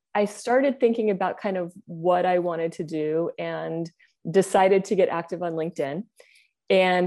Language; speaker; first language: English; native; English